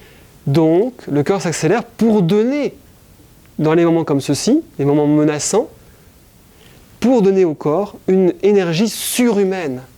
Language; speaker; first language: French; native; French